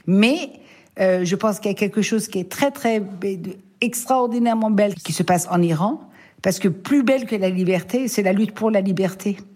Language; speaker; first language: French; non-native, fluent; Persian